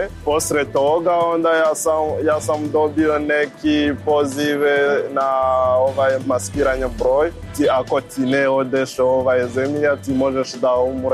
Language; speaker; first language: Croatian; non-native, learner; Rundi